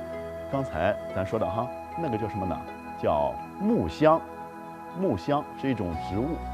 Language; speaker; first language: Chinese; native; Chinese